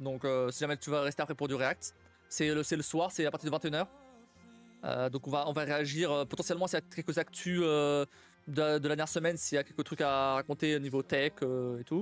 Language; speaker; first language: French; native; French